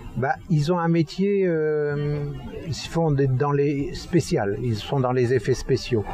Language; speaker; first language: French; native; French